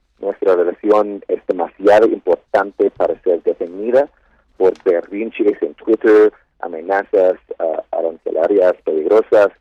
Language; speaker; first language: Spanish; early bilingual, heritage; Spanish